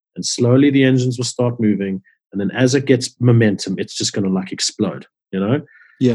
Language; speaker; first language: English; native; English